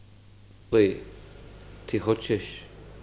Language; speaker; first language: Russian; non-native, fluent; English